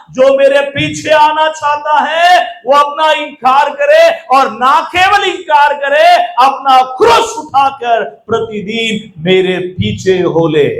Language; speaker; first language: Hindi; non-native, local second language; Marathi